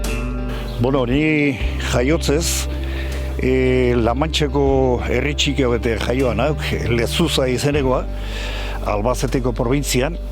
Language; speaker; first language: Basque; early bilingual, other home language; Spanish